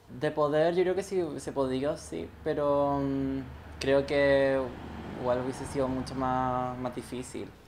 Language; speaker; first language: Spanish; native; Spanish